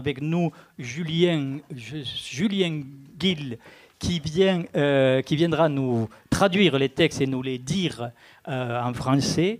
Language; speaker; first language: French; native; French